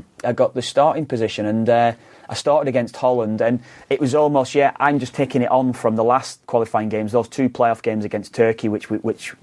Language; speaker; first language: English; native; English